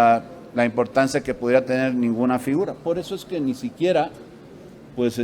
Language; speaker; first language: Spanish; native; Spanish